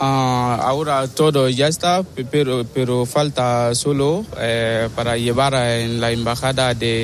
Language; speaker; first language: Spanish; non-native, learner; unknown